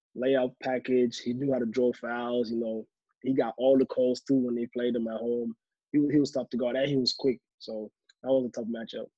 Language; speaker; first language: English; native; English